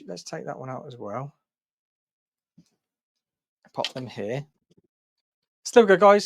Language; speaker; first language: English; native; English